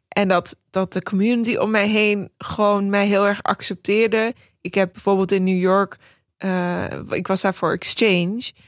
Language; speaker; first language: Dutch; early bilingual, other home language; Persian